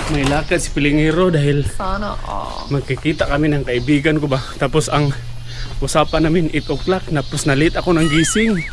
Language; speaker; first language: Filipino; non-native, local second language; Cebuano